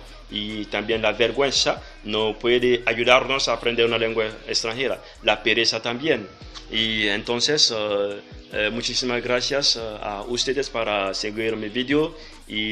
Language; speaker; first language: Spanish; non-native, learner; French